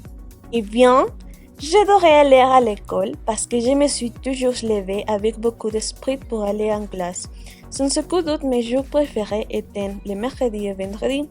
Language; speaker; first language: French; non-native, fluent; Spanish